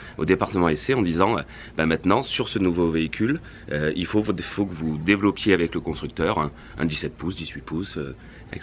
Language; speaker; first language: French; native; French